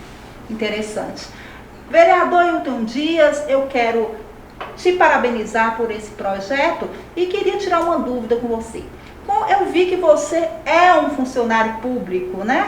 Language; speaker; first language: Portuguese; native; Portuguese